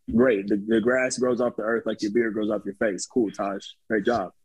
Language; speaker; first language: English; native; English